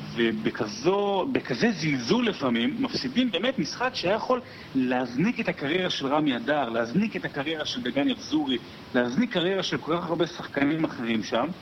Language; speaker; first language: Hebrew; native; Hebrew